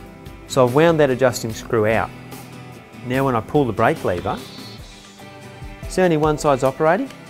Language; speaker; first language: English; native; English